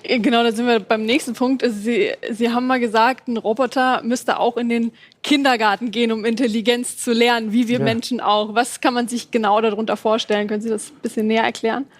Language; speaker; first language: German; native; German